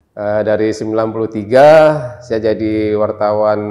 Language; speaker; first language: Indonesian; native; Indonesian